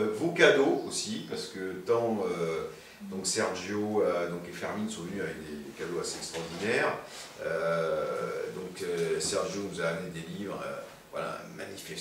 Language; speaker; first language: French; native; French